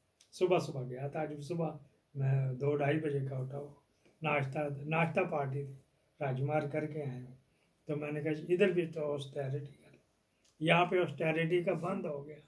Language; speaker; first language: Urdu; non-native, local second language; Punjabi